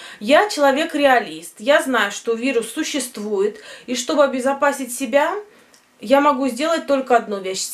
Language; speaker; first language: Russian; native; Russian